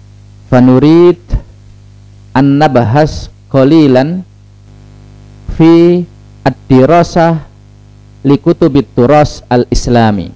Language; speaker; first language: Arabic; non-native, fluent; Indonesian